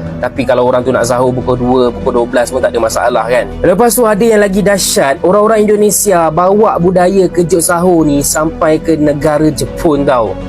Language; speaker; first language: Malay; native; Malay